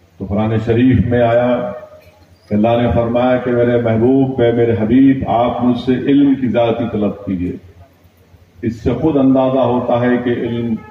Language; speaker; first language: Urdu; native; Urdu